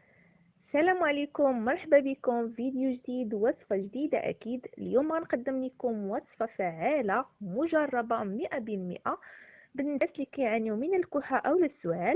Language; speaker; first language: Arabic; native; Arabic